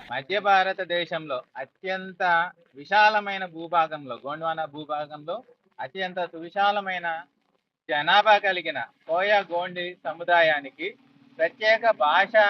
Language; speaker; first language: Telugu; non-native, local second language; Koya